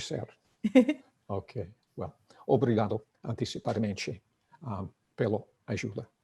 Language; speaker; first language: Portuguese; non-native, learner; English